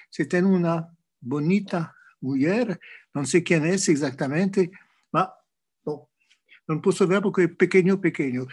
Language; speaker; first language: Portuguese; non-native, fluent; French